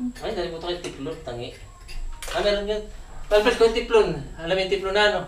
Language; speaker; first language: Filipino; native; Filipino